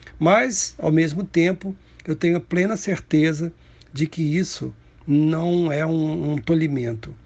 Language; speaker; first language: Portuguese; native; Portuguese